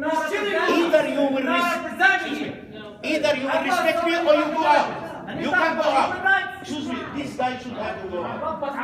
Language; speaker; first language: English; non-native, fluent; Arabic